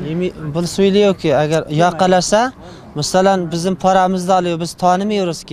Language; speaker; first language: Turkish; non-native, learner; Uzbek